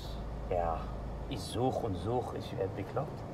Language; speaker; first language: German; non-native, fluent; Danish